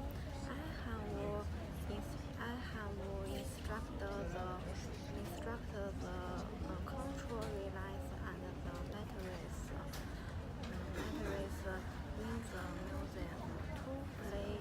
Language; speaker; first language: English; non-native, learner; Chinese